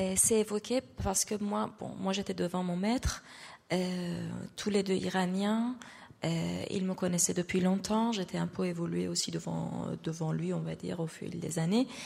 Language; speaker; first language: French; non-native, fluent; Persian